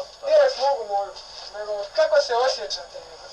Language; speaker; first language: Bosnian; native; Bosnian